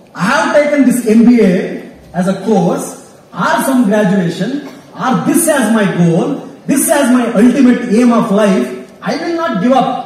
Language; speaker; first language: English; non-native, local second language; Kannada